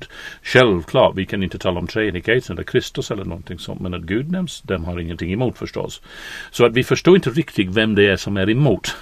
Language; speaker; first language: Swedish; non-native, fluent; English